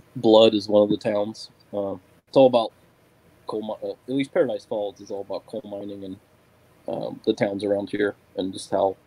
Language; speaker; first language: English; native; English